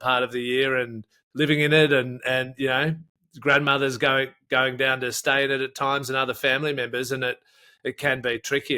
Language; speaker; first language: English; native; English